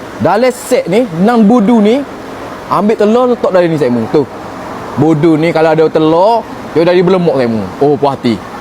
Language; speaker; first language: Malay; native; Malay